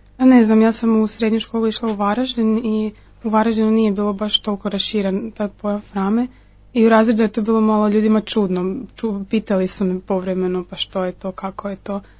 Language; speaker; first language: Croatian; native; Croatian